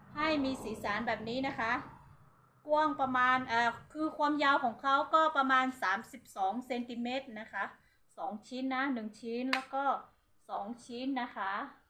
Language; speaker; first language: Thai; non-native, local second language; Hmong